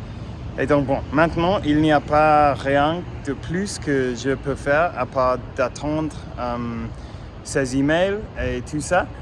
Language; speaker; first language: French; non-native, fluent; English